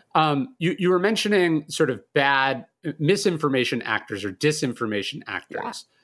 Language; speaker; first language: English; native; English